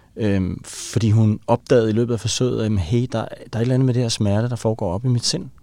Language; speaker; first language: Danish; native; Danish